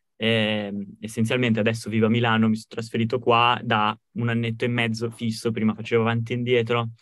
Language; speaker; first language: Italian; native; Italian